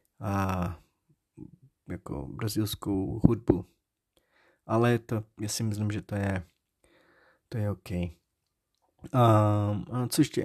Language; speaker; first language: Czech; non-native, learner; Portuguese